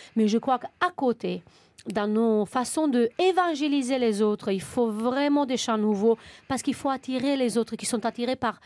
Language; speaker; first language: French; non-native, fluent; Romanian